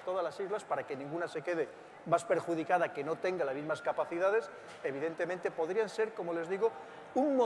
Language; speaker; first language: Spanish; native; Spanish